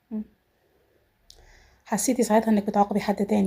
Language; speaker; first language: Arabic; native; Arabic